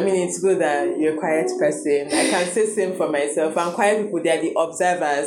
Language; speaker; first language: English; non-native, local second language; Igbo